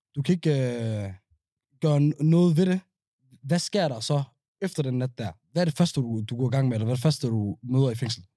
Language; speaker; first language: Danish; early bilingual, other home language; Somali